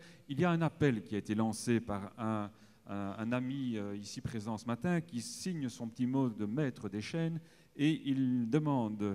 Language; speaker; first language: French; native; French